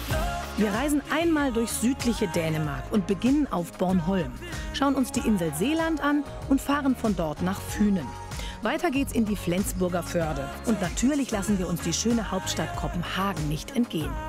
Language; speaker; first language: German; native; German